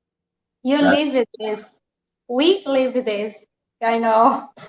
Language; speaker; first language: English; non-native, learner; Portuguese